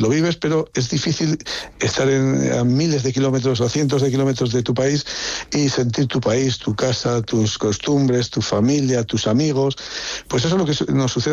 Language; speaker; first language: Spanish; native; Spanish